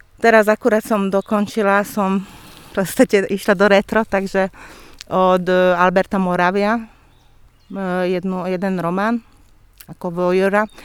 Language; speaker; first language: Slovak; non-native, local second language; Hungarian